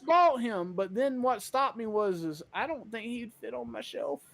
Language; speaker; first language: English; native; English